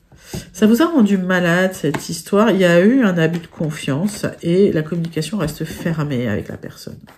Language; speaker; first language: French; native; French